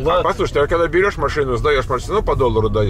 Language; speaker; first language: Russian; native; Russian